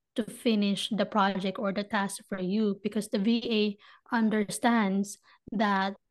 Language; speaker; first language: English; non-native, local second language; Filipino